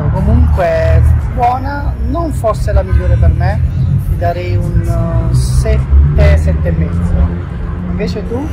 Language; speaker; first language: Italian; native; Italian